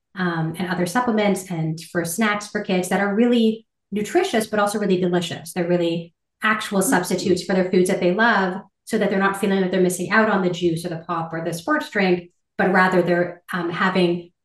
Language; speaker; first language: English; native; English